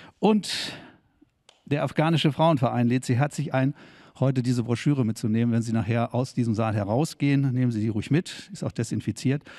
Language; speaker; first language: German; native; German